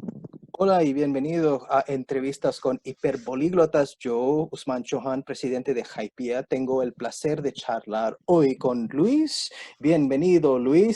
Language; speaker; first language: Spanish; non-native, fluent; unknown